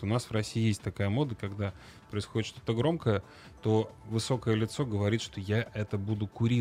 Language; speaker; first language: Russian; native; Russian